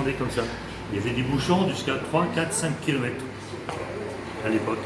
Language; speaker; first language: French; native; French